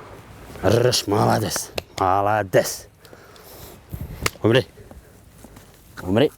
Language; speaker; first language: Russian; non-native, local second language; Kyrgyz